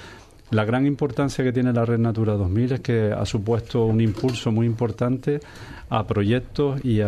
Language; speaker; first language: Spanish; native; Spanish